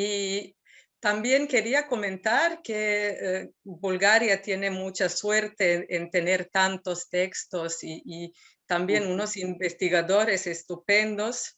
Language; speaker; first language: Spanish; non-native, fluent; Serbian